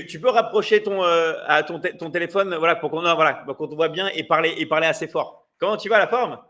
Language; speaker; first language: French; native; French